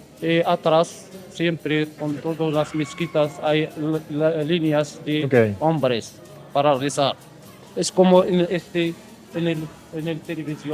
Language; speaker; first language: Spanish; non-native, learner; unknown